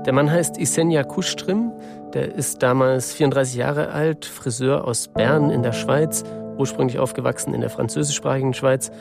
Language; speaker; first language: German; native; German